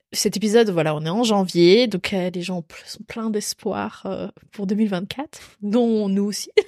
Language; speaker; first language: French; native; French